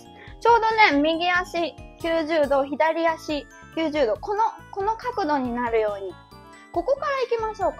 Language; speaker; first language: Japanese; native; Japanese